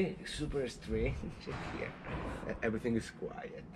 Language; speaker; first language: English; non-native, learner; Spanish